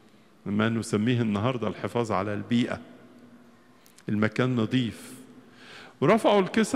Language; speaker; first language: Arabic; native; Arabic